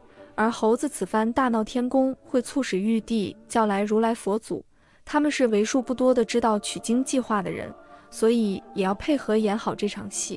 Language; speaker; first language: Chinese; native; Chinese